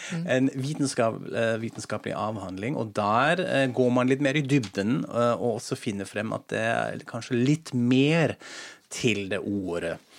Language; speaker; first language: Norwegian; non-native, fluent; German